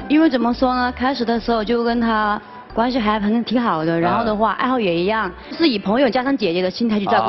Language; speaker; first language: Chinese; native; Chinese